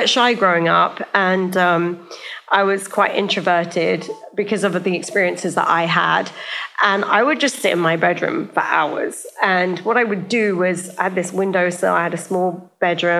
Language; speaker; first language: English; native; English